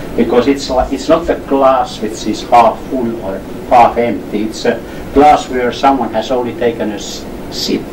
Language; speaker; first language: English; non-native, fluent; Finnish